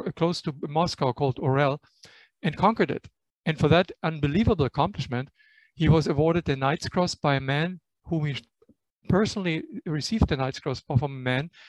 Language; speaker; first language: English; non-native, fluent; German